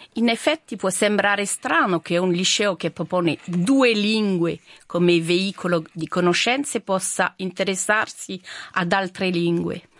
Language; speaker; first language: Italian; non-native, fluent; French